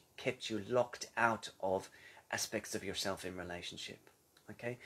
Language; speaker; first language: English; native; English